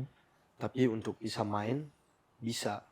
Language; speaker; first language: Indonesian; early bilingual, heritage; English